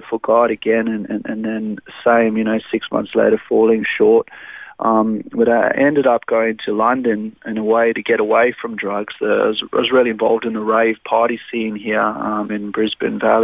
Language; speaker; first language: English; native; English